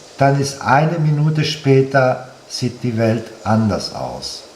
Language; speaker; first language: German; non-native, fluent; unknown